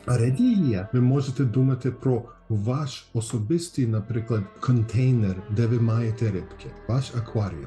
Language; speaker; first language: Ukrainian; early bilingual, heritage; Ukrainian